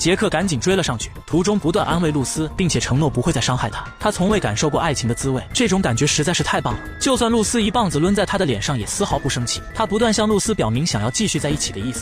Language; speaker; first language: Chinese; native; Chinese